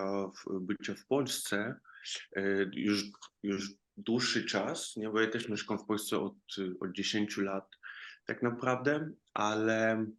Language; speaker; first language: Polish; non-native, fluent; Ukrainian